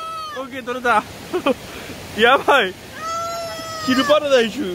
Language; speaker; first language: Japanese; native; Japanese